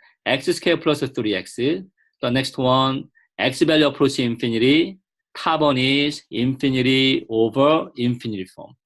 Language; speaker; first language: English; non-native, fluent; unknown